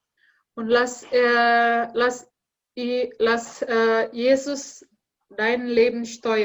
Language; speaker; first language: German; non-native, learner; Indonesian